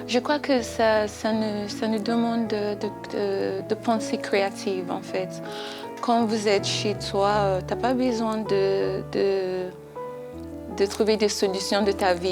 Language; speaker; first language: French; non-native, fluent; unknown